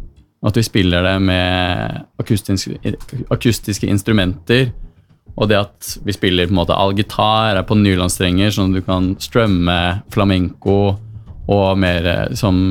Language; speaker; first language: Norwegian; native; Norwegian